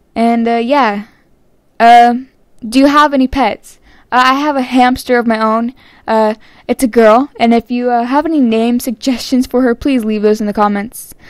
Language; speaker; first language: English; native; English